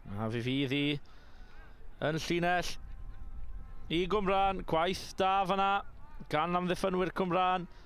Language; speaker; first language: Welsh; native; Welsh